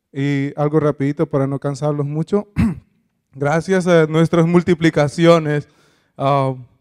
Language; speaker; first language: Spanish; native; Spanish